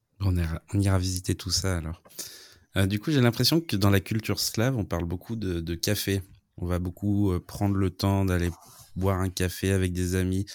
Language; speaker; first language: French; native; French